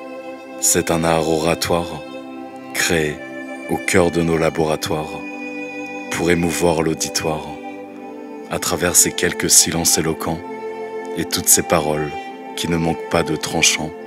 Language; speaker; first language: French; native; French